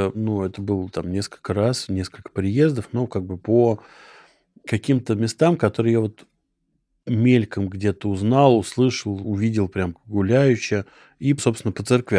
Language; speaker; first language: Russian; native; Russian